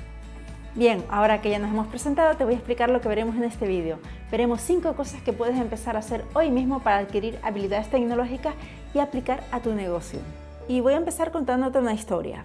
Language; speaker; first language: Spanish; native; Spanish